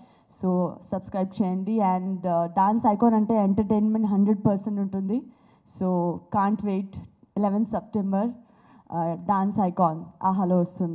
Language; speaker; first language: Telugu; non-native, fluent; Gujarati